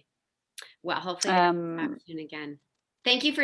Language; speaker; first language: English; native; English